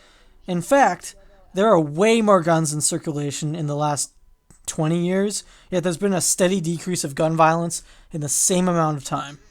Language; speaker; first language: English; native; English